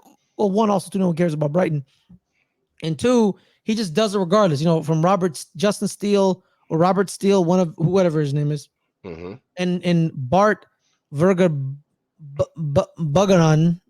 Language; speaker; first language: English; native; English